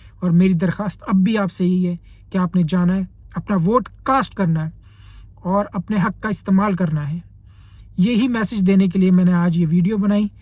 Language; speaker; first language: Urdu; native; Urdu